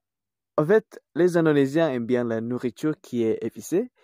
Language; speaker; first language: French; non-native, fluent; Indonesian